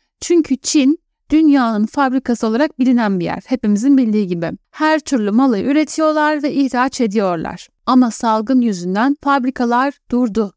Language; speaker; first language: Turkish; native; Turkish